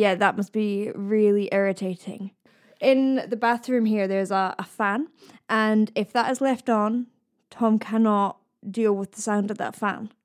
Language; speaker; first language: English; native; English